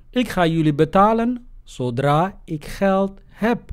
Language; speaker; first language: Dutch; non-native, fluent; Somali